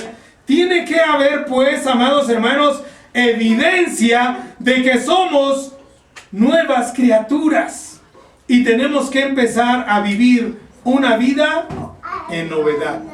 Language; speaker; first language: Spanish; native; Spanish